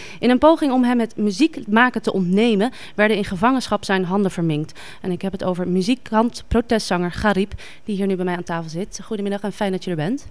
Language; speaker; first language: Dutch; native; Dutch